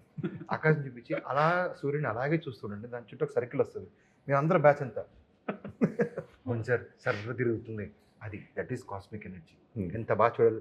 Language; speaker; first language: Telugu; native; Telugu